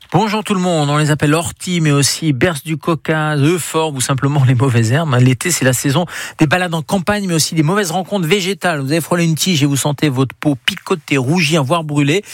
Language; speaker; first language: French; native; French